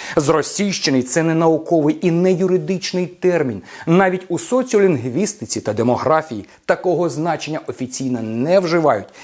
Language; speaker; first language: Ukrainian; non-native, local second language; Russian